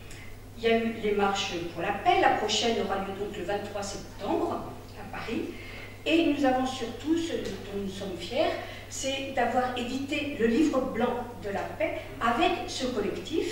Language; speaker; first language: French; native; French